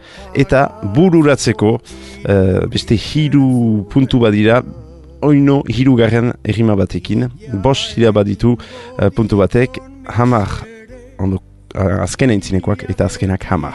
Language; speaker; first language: Basque; native; Basque